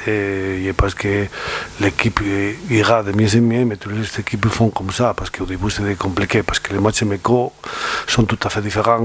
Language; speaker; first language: French; non-native, fluent; Spanish